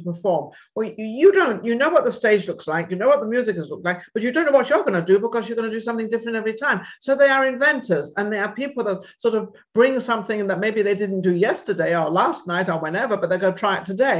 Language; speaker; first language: English; native; English